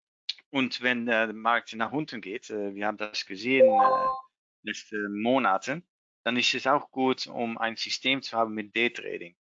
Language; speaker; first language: German; non-native, learner; Dutch